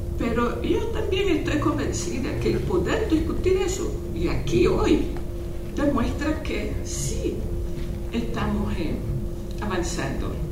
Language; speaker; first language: Spanish; non-native, local second language; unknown